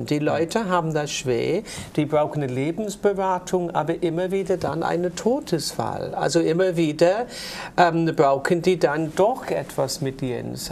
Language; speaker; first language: German; non-native, fluent; English